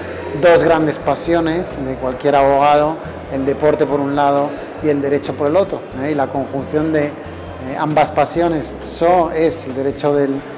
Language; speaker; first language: Spanish; native; Spanish